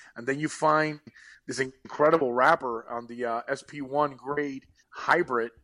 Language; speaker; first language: English; early bilingual, other home language; Spanish